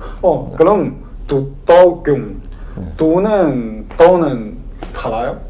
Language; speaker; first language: Korean; non-native, learner; Chinese